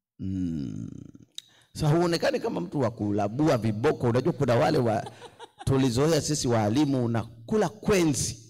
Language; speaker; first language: Swahili; native; Swahili